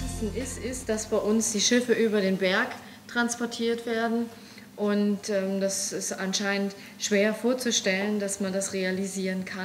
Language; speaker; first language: German; native; German